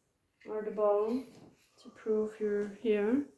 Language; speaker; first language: English; non-native, learner; French